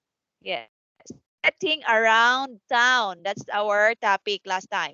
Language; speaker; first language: English; non-native, fluent; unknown